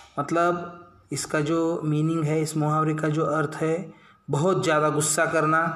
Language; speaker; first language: Hindi; non-native, local second language; Marathi